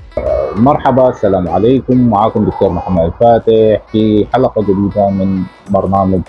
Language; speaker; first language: Arabic; native; Arabic